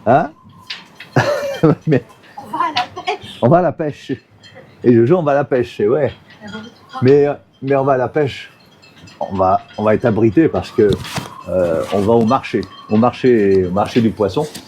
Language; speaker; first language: French; native; French